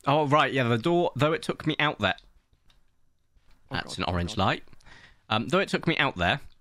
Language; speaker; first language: English; native; English